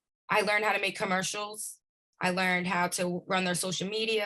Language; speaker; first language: English; native; English